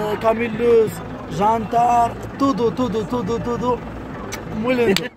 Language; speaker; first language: Portuguese; non-native, learner; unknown